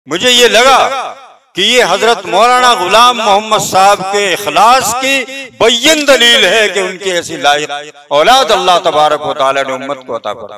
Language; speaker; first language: Urdu; native; Urdu